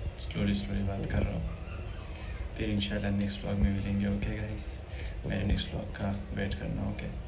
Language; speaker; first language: Urdu; non-native, local second language; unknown